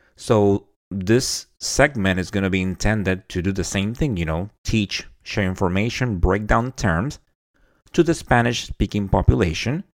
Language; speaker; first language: English; non-native, fluent; Spanish